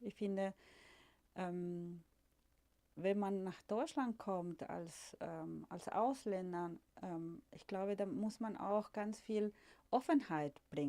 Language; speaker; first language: German; non-native, fluent; Spanish